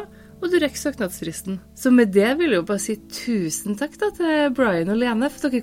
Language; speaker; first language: Norwegian; native; Norwegian